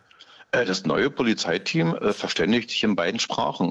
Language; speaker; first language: German; native; German